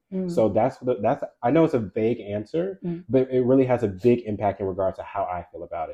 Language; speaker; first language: English; native; English